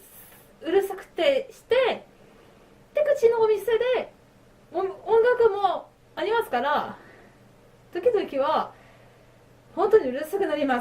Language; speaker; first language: Japanese; non-native, learner; French